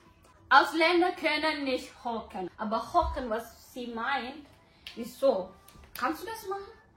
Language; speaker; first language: German; non-native, learner; Indonesian